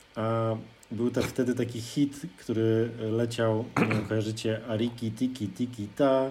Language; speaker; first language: Polish; native; Polish